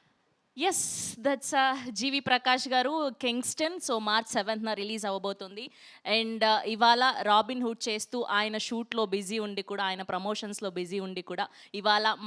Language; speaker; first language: Telugu; native; Telugu